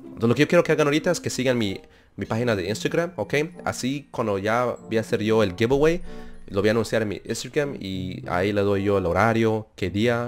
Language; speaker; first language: Spanish; early bilingual, heritage; Spanish